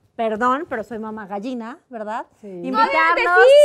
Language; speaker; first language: Spanish; native; Spanish